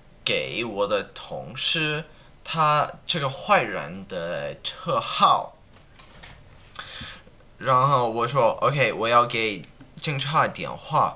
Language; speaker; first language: Chinese; non-native, learner; English